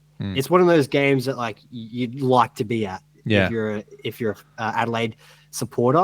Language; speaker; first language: English; native; English